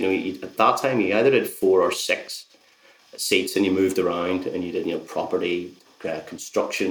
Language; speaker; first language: English; native; English